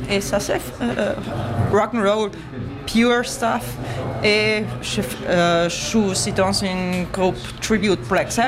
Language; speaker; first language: French; non-native, learner; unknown